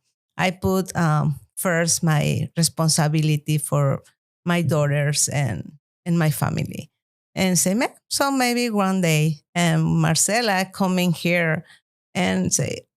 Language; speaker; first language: English; non-native, learner; Spanish